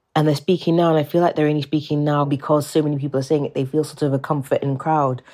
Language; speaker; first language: English; native; English